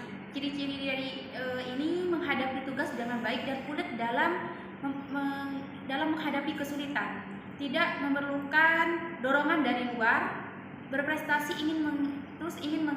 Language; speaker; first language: Indonesian; non-native, local second language; Madurese